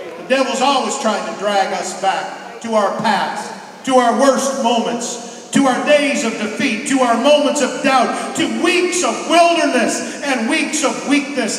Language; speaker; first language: English; native; English